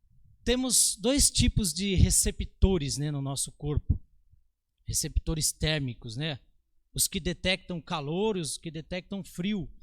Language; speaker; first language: Portuguese; native; Portuguese